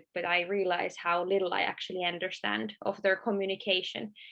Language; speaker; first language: English; non-native, fluent; Finnish